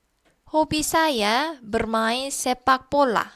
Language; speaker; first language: Indonesian; non-native, fluent; Korean